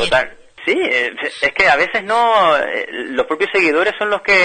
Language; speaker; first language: Spanish; native; Spanish